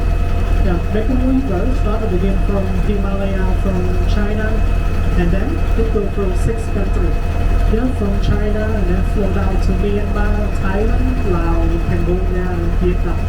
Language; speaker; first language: English; non-native, learner; Vietnamese